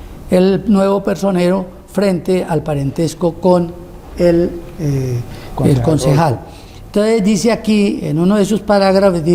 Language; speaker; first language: Spanish; native; Spanish